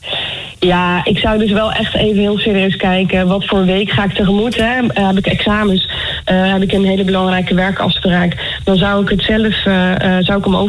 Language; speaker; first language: Dutch; native; Dutch